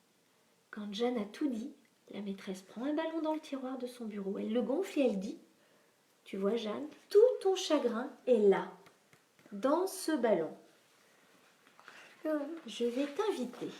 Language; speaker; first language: French; native; French